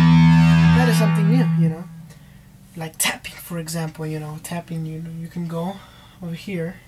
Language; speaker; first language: English; early bilingual, other home language; Spanish